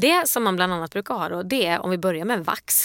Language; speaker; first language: Swedish; native; Swedish